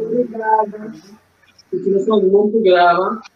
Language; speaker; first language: Portuguese; non-native, local second language; Kabuverdianu